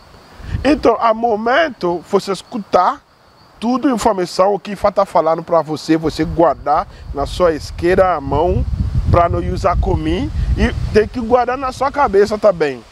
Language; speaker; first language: Portuguese; non-native, learner; Yoruba